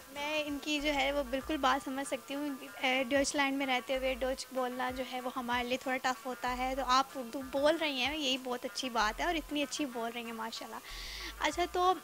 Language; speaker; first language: Urdu; native; Urdu